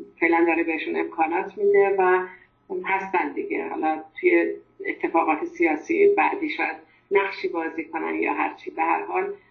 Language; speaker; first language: Persian; non-native, local second language; Azerbaijani